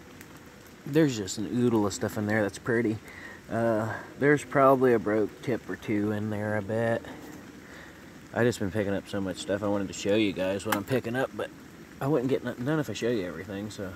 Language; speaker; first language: English; native; English